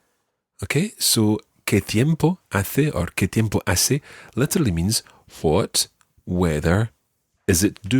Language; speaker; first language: Spanish; non-native, fluent; English